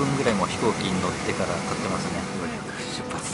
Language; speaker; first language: Japanese; native; Japanese